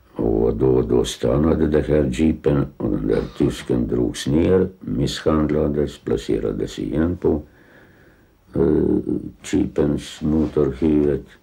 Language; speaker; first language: Swedish; non-native, fluent; Lithuanian